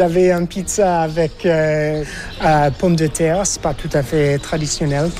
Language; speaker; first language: French; non-native, learner; English